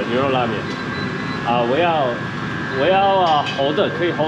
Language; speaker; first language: Chinese; non-native, fluent; English